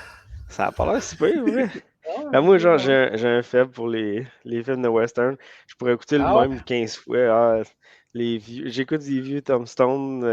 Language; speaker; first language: French; native; French